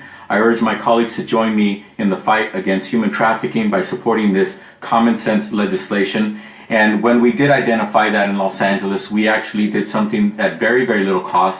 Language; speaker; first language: English; native; English